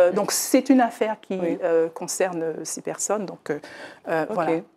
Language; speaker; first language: French; native; French